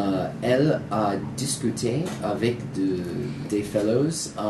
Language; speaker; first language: French; non-native, learner; English